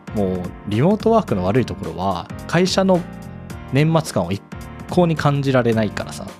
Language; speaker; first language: Japanese; native; Japanese